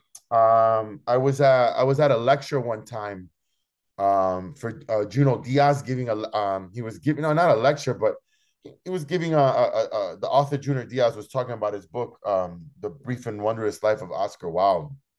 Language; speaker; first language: English; early bilingual, other home language; Spanish